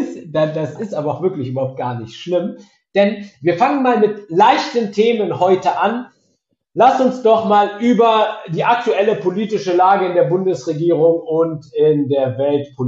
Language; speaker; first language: German; native; German